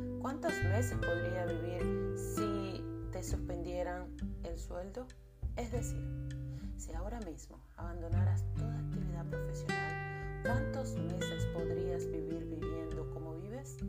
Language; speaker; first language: Spanish; native; Spanish